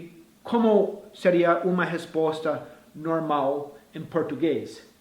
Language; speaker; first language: Portuguese; non-native, fluent; English